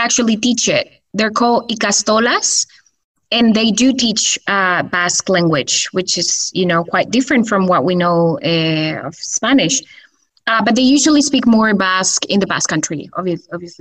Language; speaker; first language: English; non-native, fluent; Spanish